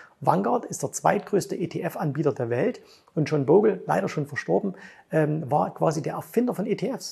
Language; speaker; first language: German; native; German